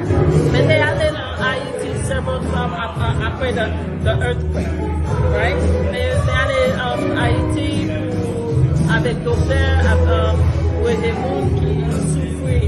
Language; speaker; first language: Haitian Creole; early bilingual, heritage; Haitian Creole